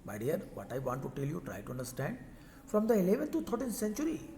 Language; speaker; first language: English; non-native, local second language; Hindi